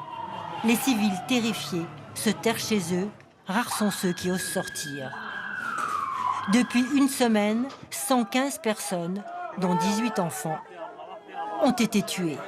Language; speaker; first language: French; native; French